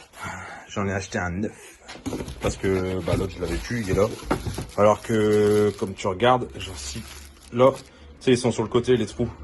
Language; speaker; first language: French; native; French